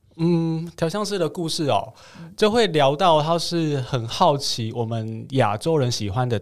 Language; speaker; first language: Chinese; native; Chinese